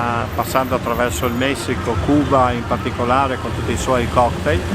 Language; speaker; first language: Italian; native; Italian